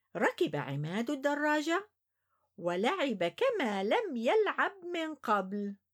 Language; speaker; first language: Arabic; native; Arabic